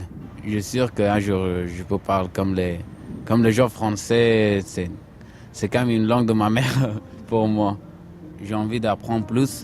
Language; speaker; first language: French; non-native, learner; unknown